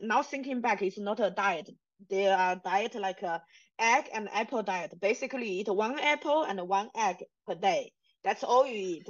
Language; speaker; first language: English; non-native, fluent; Chinese